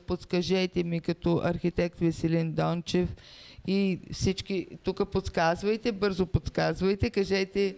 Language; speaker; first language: Bulgarian; native; Bulgarian